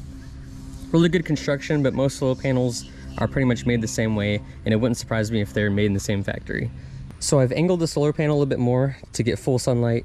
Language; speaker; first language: English; native; English